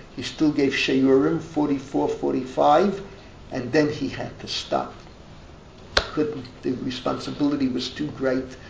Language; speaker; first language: English; native; English